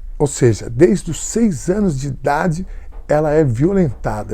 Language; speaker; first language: Portuguese; native; Portuguese